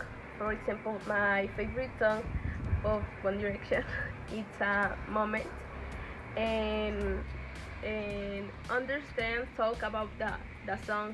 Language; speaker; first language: English; non-native, learner; Spanish